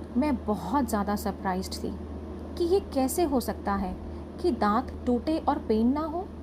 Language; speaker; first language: Hindi; native; Hindi